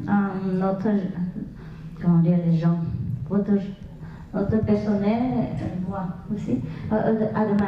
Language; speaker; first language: French; non-native, learner; Vietnamese